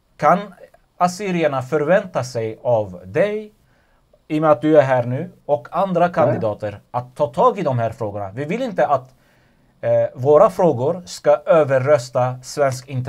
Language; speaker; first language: Swedish; non-native, fluent; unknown